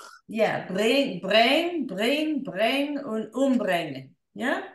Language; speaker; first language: German; non-native, learner; English